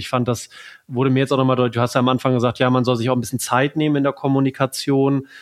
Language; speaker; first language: German; native; German